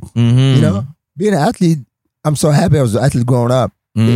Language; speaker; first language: English; non-native, fluent; Swedish